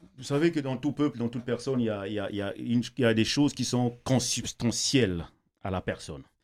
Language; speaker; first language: French; non-native, local second language; Kongo